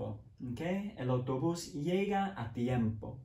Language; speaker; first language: Spanish; non-native, fluent; English